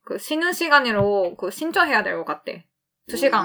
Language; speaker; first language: Korean; non-native, fluent; Japanese